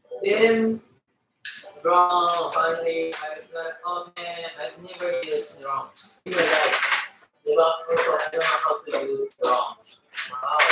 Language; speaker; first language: English; non-native, learner; Filipino